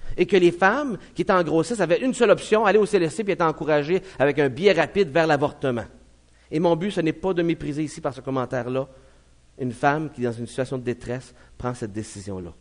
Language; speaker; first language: French; native; French